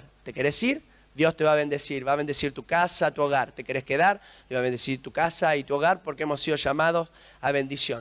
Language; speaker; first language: Spanish; native; Spanish